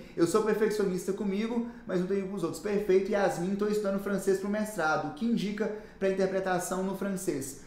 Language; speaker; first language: Portuguese; native; Portuguese